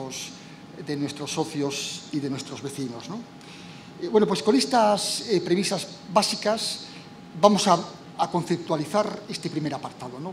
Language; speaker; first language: Spanish; native; Spanish